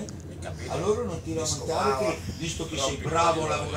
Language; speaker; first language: Italian; native; Italian